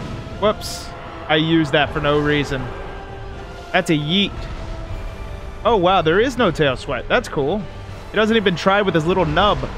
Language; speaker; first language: English; native; English